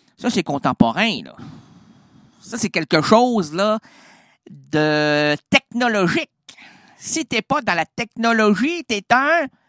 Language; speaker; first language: French; native; French